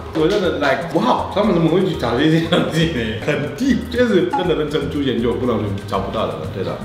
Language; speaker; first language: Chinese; non-native, fluent; Wolof